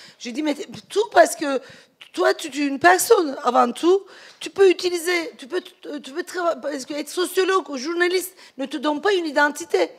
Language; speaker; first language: French; non-native, fluent; Turkish